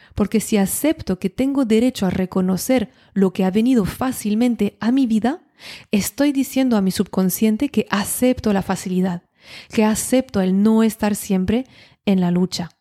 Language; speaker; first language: Spanish; non-native, fluent; French